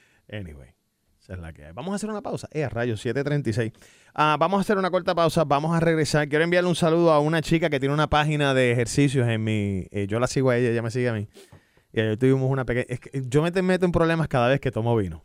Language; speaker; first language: Spanish; early bilingual, heritage; Spanish